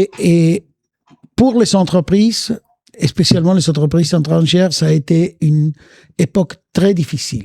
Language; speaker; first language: French; non-native, fluent; Spanish